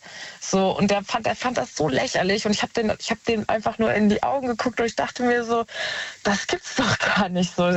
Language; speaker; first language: German; native; German